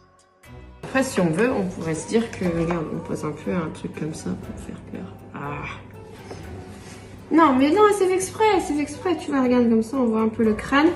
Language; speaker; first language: French; native; French